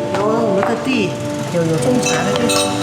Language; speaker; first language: Chinese; early bilingual, heritage; Chinese